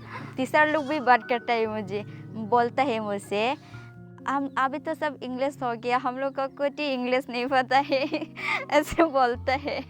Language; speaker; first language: Hindi; non-native, local second language; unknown